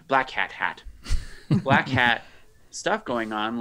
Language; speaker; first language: English; native; English